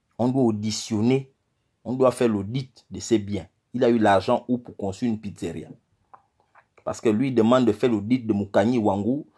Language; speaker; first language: French; non-native, local second language; Fang